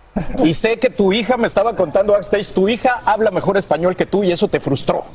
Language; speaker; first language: Spanish; native; Spanish